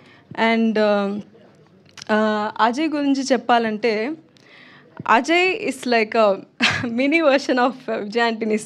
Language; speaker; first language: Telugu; non-native, local second language; Tamil